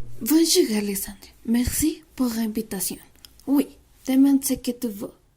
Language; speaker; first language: French; non-native, learner; Spanish